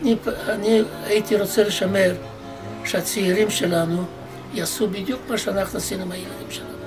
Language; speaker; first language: Hebrew; non-native, fluent; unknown